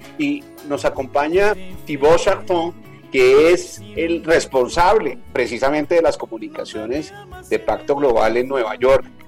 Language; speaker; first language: Spanish; native; Spanish